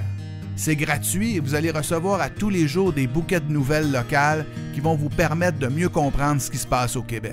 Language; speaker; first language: French; native; French